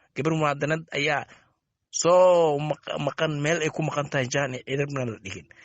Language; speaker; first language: Somali; native; Somali